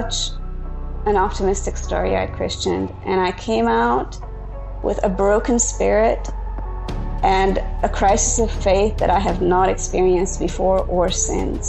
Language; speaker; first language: English; non-native, fluent; Hungarian